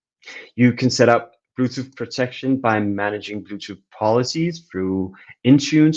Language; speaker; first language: English; non-native, fluent; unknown